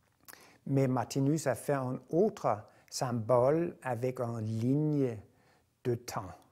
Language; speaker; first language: French; non-native, fluent; Danish